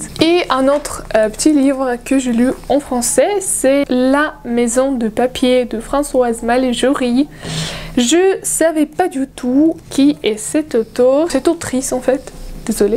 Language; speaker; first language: French; non-native, fluent; Russian